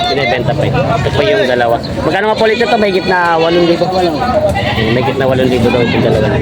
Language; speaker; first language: Filipino; native; Filipino